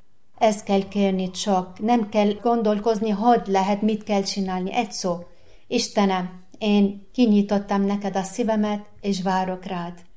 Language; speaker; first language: Hungarian; non-native, learner; Arabic